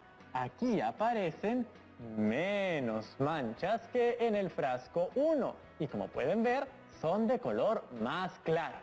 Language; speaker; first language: Spanish; native; Spanish